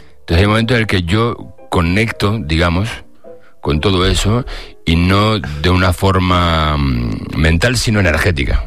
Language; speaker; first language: Spanish; native; Spanish